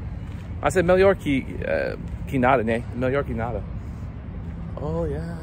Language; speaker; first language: Portuguese; non-native, fluent; English